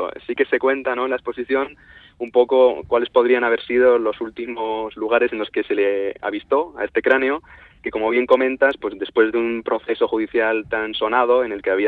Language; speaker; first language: Spanish; native; Spanish